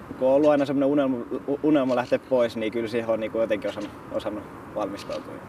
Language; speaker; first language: Finnish; native; Finnish